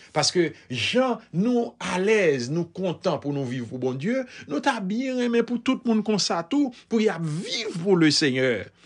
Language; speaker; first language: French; non-native, local second language; Haitian Creole